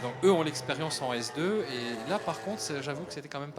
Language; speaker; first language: French; native; French